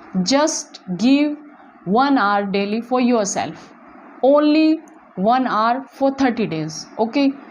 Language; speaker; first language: English; non-native, local second language; Hindi